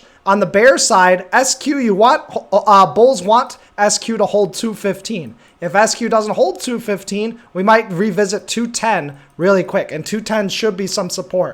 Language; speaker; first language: English; native; English